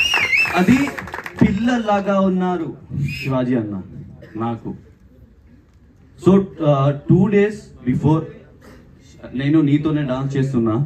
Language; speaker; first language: Telugu; non-native, learner; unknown